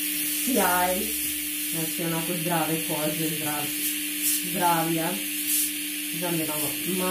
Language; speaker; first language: Serbian; native; Serbian